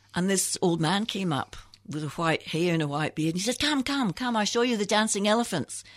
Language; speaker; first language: English; native; English